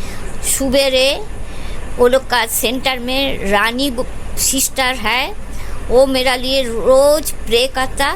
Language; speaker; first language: Hindi; non-native, local second language; Bangla